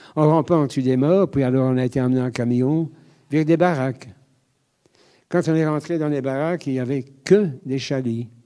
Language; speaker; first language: French; native; French